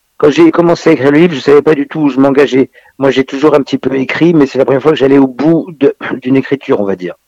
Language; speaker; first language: French; native; French